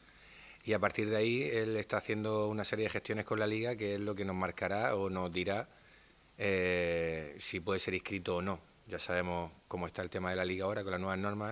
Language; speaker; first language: Spanish; native; Spanish